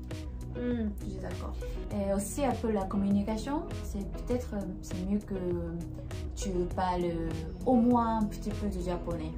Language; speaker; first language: French; non-native, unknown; Japanese